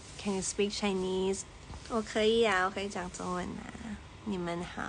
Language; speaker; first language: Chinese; non-native, learner; Thai